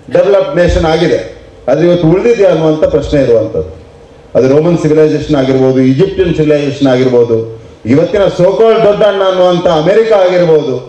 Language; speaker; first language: Kannada; non-native, local second language; Tulu